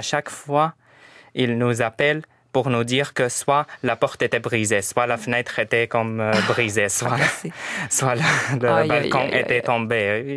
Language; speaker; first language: French; non-native, fluent; Arabic